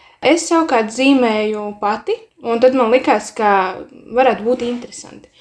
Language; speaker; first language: Latvian; native; Latvian